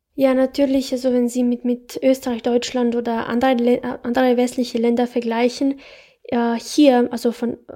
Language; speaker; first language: German; non-native, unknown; Bosnian